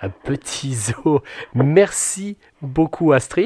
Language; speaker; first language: French; native; French